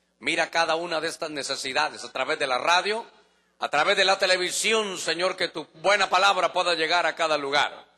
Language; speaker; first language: Spanish; native; Spanish